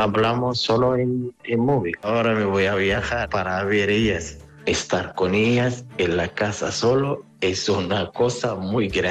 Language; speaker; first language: Spanish; non-native, learner; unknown